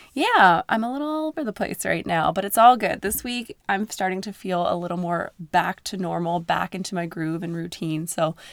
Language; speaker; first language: English; native; English